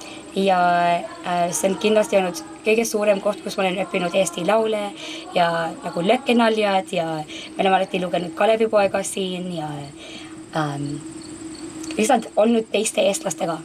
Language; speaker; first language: Estonian; early bilingual, heritage; Estonian